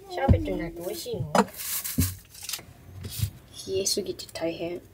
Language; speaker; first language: Japanese; native; Japanese